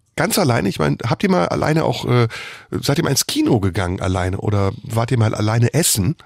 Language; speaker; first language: German; early bilingual, other home language; Turkish